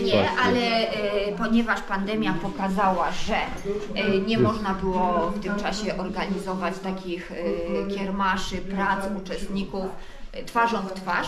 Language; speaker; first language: Polish; native; Polish